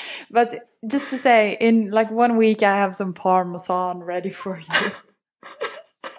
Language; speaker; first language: English; non-native, fluent; Norwegian